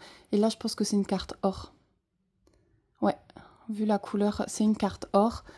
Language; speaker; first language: French; native; French